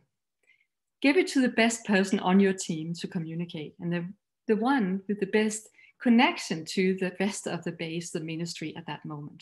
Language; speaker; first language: English; non-native, fluent; Danish